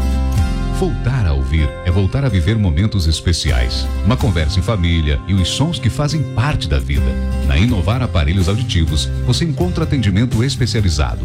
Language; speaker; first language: Portuguese; native; Portuguese